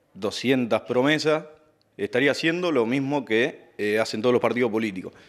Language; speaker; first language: Spanish; native; Spanish